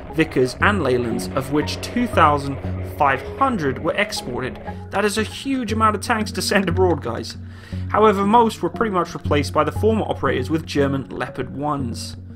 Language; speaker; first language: English; native; English